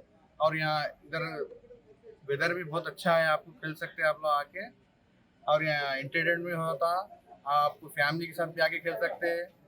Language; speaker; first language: Hindi; non-native, local second language; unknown